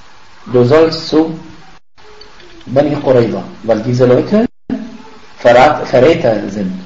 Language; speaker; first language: German; non-native, fluent; Arabic